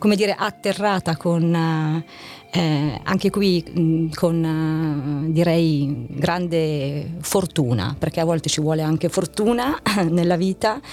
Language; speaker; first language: Italian; native; Italian